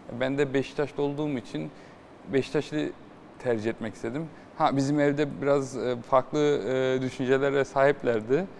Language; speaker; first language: Turkish; early bilingual, heritage; Turkish